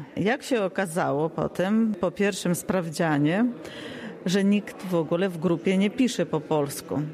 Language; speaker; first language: Polish; early bilingual, heritage; Polish